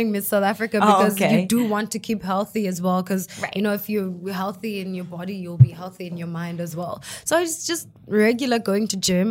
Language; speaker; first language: English; non-native, local second language; Xhosa